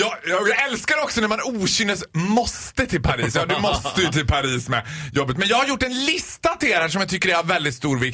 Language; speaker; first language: Swedish; native; Swedish